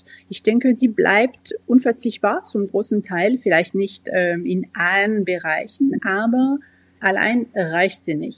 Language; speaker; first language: German; non-native, fluent; French